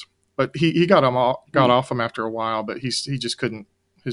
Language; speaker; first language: English; native; English